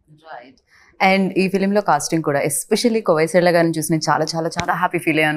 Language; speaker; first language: Telugu; native; Telugu